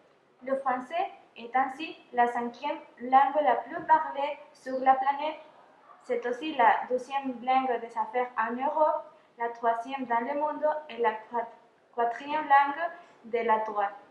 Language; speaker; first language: French; non-native, fluent; Spanish